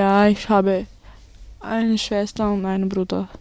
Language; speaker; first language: German; non-native, learner; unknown